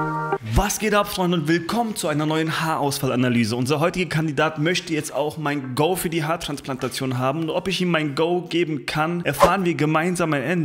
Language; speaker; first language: German; native; German